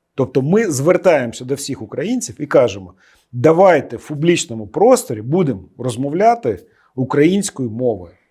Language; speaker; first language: Ukrainian; non-native, local second language; Russian